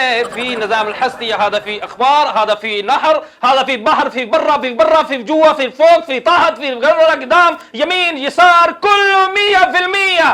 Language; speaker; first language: Arabic; non-native, learner; Punjabi